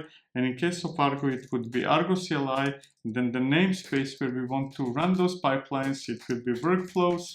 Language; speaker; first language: English; non-native, fluent; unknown